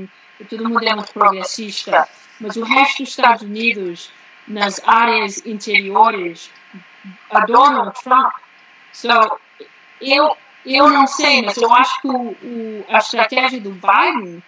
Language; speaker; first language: Portuguese; early bilingual, heritage; Portuguese